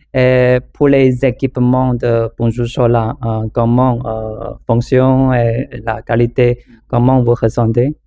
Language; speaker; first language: French; non-native, learner; Chinese